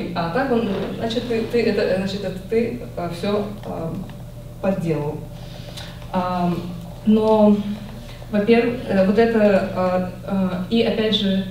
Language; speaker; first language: Russian; native; Russian